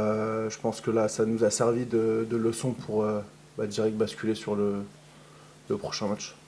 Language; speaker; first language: French; native; French